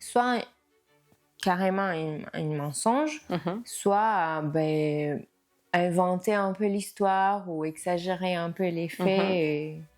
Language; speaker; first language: French; non-native, fluent; Spanish